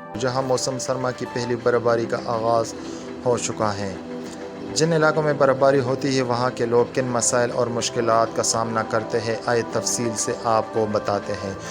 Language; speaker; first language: Urdu; non-native, local second language; Khowar